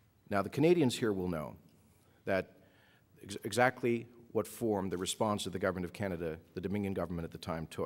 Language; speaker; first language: English; native; English